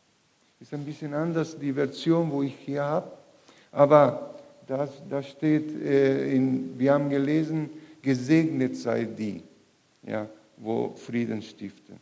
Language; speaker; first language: German; non-native, learner; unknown